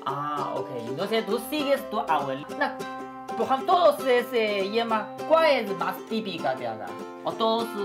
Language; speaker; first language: Spanish; non-native, learner; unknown